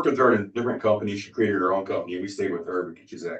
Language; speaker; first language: English; native; English